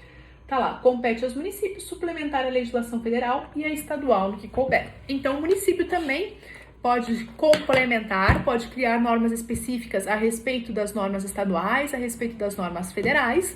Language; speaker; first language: Portuguese; native; Portuguese